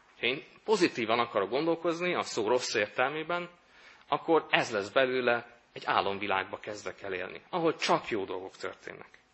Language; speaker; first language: Hungarian; native; Hungarian